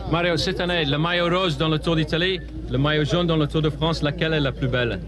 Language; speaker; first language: French; non-native, fluent; English